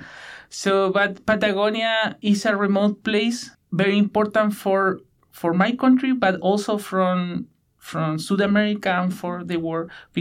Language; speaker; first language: English; non-native, learner; Spanish